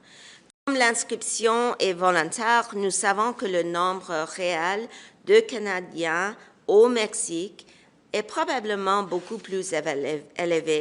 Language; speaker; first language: French; non-native, local second language; English